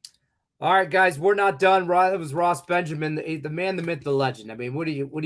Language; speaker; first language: English; native; English